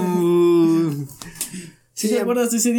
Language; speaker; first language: Spanish; native; Spanish